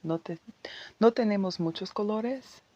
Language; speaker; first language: Spanish; non-native, learner; English